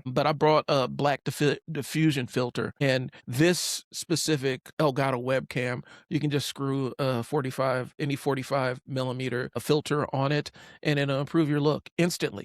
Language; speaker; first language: English; native; English